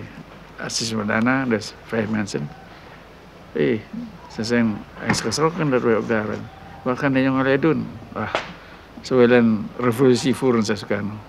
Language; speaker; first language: Dutch; non-native, local second language; Minangkabau